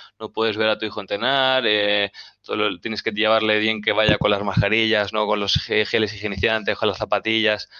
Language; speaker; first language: Spanish; native; Spanish